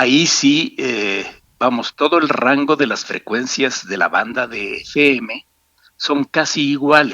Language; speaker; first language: Spanish; native; Spanish